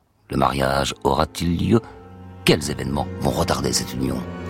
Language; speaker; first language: French; native; French